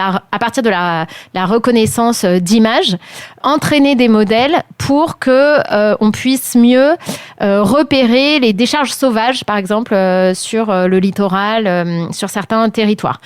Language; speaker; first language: French; native; French